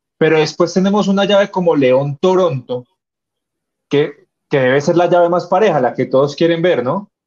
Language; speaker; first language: Spanish; native; Spanish